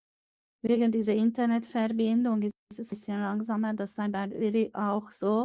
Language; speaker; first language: German; non-native, fluent; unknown